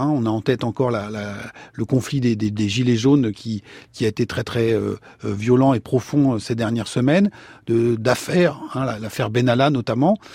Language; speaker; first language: French; native; French